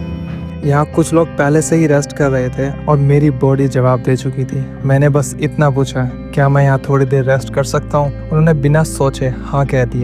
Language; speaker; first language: Hindi; native; Hindi